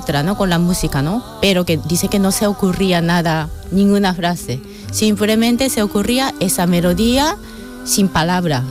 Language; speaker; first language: Spanish; non-native, fluent; Japanese